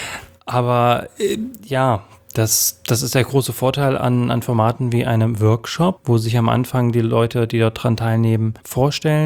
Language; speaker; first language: German; native; German